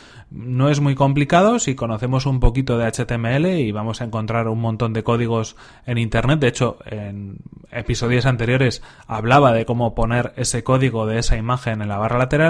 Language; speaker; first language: Spanish; native; Spanish